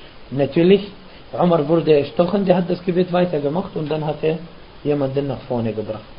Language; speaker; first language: German; non-native, fluent; Arabic